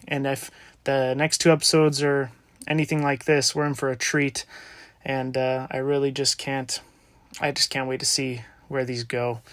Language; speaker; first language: English; native; English